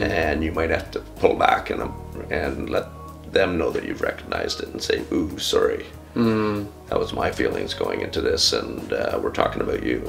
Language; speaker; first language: English; native; English